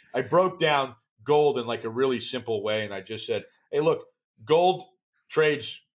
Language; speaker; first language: English; native; English